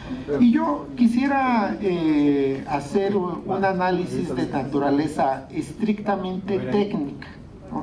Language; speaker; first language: Spanish; native; Spanish